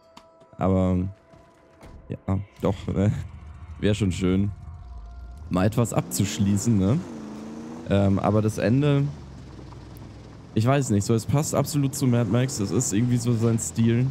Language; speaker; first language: German; native; German